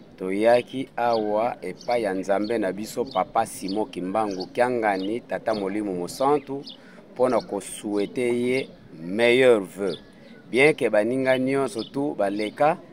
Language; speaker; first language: Lingala; non-native, local second language; Kituba (Democratic Republic of Congo)